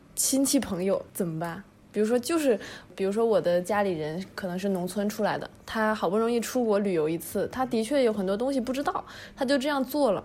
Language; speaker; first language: Chinese; native; Chinese